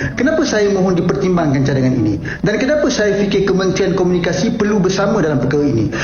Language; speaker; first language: Malay; native; Malay